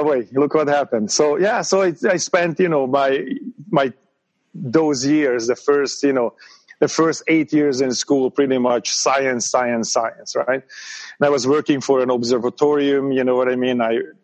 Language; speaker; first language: English; non-native, fluent; Hungarian